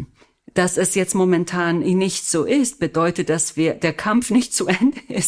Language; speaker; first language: German; early bilingual, other home language; Spanish